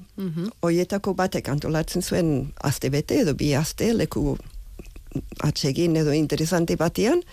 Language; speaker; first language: Basque; early bilingual, other home language; English